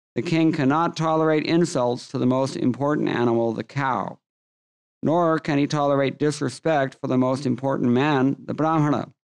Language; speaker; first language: English; native; English